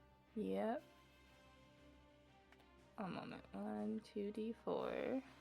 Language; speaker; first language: English; native; English